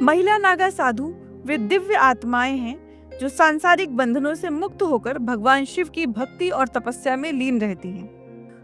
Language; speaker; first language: Hindi; native; Hindi